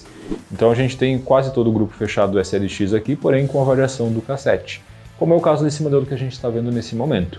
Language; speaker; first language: Portuguese; native; Portuguese